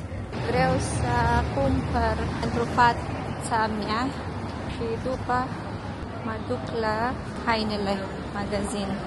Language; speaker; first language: Romanian; non-native, learner; Filipino